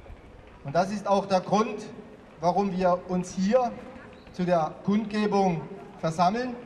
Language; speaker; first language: German; native; German